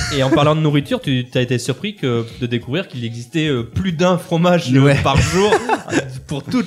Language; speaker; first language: French; native; French